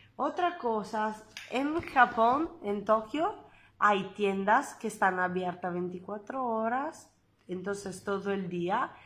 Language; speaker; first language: Spanish; non-native, fluent; Italian